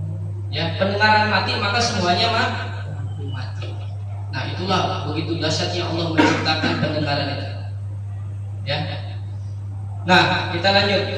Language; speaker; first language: Indonesian; native; Indonesian